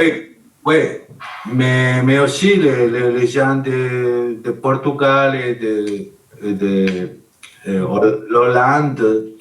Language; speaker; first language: French; non-native, learner; Spanish